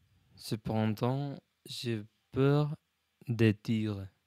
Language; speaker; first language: French; non-native, learner; English